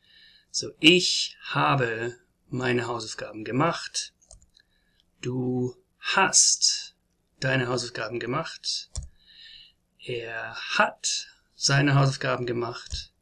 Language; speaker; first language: German; non-native, learner; English